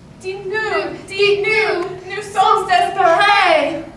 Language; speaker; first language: French; non-native, learner; English